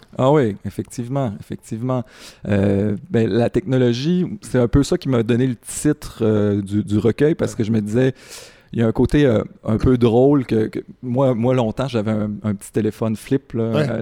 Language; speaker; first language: French; native; French